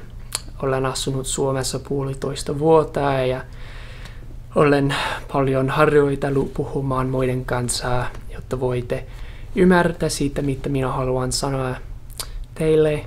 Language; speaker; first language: Finnish; non-native, learner; English